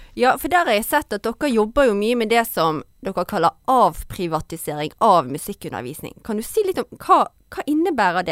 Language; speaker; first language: Norwegian; native; Norwegian